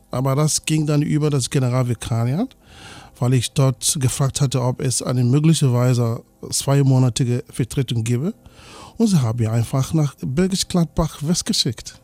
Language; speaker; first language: German; non-native, fluent; Igbo